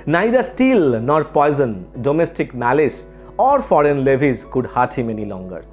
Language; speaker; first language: English; non-native, local second language; Bangla